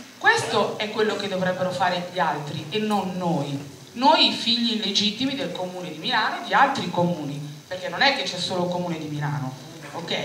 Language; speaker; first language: Italian; native; Italian